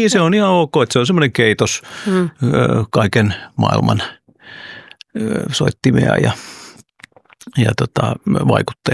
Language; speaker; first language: Finnish; early bilingual, other home language; Oromo